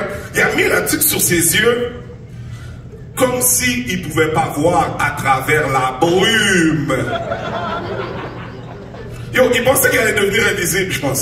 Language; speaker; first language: French; native; French